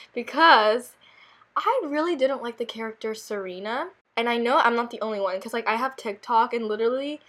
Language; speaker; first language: English; early bilingual, other home language; Korean